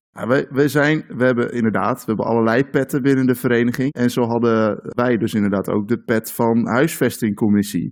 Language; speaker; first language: Dutch; native; Dutch